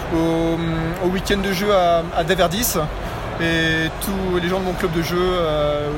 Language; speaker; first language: French; native; French